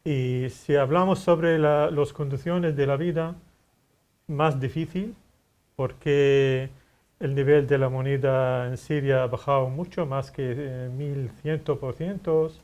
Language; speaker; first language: Spanish; non-native, fluent; Arabic